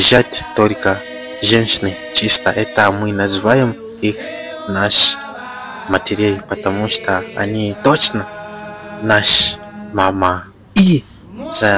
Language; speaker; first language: Russian; non-native, learner; Bemba